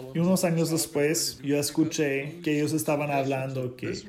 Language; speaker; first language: Spanish; non-native, fluent; English